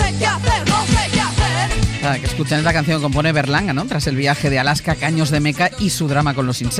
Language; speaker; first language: Spanish; native; Spanish